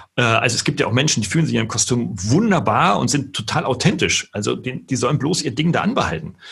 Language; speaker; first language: German; native; German